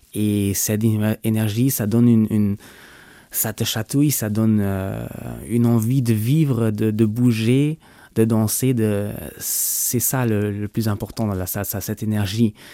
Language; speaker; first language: French; non-native, local second language; Luxembourgish